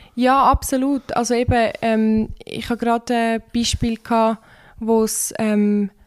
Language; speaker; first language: German; non-native, fluent; Turkish